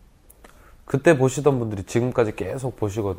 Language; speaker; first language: Korean; native; Korean